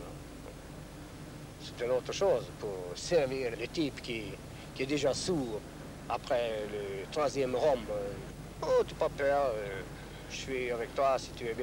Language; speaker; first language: French; non-native, fluent; Hungarian